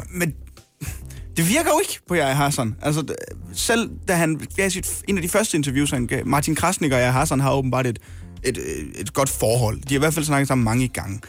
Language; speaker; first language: Danish; native; Danish